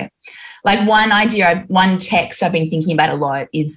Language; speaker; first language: English; native; English